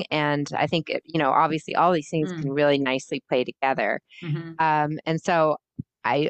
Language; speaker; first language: English; native; English